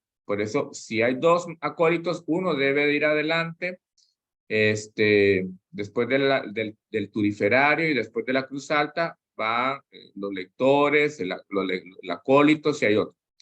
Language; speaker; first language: Spanish; native; Spanish